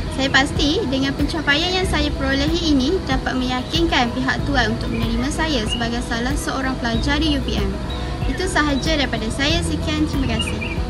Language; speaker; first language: Malay; native; Malay